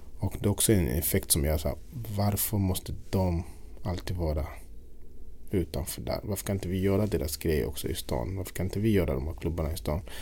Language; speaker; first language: Swedish; non-native, fluent; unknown